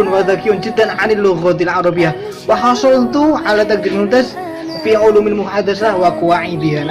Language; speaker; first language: Arabic; non-native, learner; Indonesian